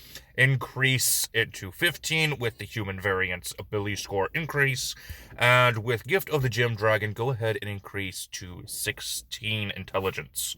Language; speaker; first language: English; native; English